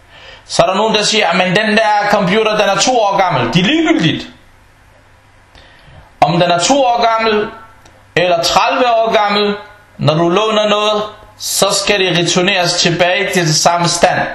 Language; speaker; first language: Danish; early bilingual, other home language; Arabic